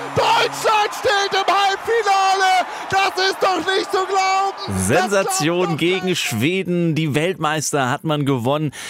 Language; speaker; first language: German; native; German